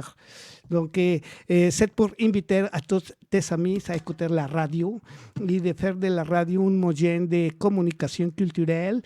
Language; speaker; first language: French; non-native, learner; Spanish